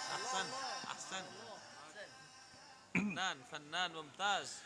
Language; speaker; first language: Arabic; non-native, learner; Urdu